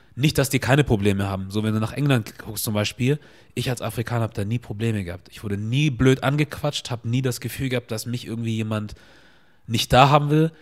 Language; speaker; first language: German; early bilingual, other home language; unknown